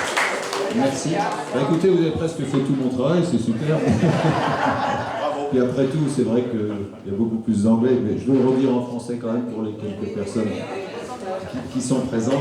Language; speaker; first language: French; native; French